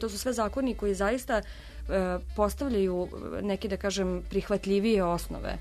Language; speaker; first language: Serbian; native; Serbian